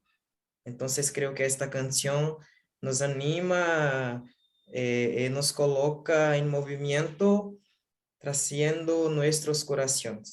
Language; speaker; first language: Spanish; non-native, learner; Portuguese